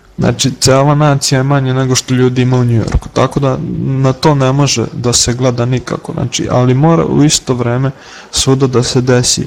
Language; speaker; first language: Serbian; native; Serbian